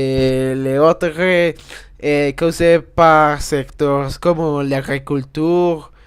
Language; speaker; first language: French; non-native, learner; Spanish